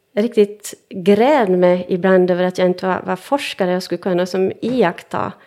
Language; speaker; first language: Swedish; native; Swedish